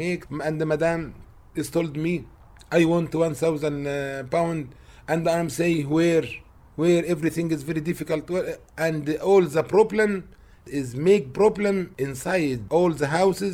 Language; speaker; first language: English; non-native, learner; Arabic